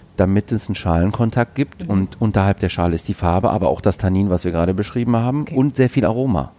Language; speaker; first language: German; early bilingual, other home language; Greek